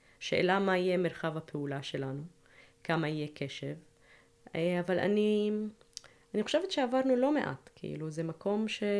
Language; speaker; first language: Hebrew; non-native, local second language; Arabic